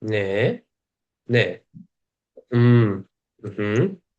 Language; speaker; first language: Korean; non-native, fluent; Uzbek